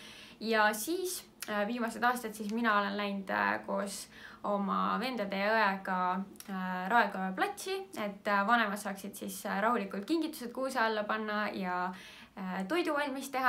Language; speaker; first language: Estonian; native; Estonian